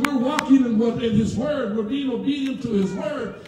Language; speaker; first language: English; early bilingual, other home language; Spanish